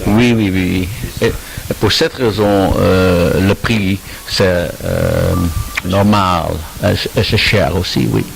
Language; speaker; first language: French; non-native, learner; Dutch